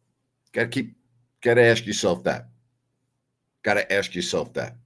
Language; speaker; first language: English; native; English